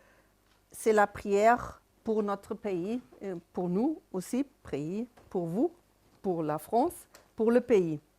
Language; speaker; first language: French; non-native, fluent; German